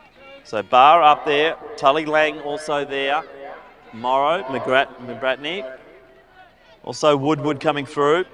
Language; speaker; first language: English; native; English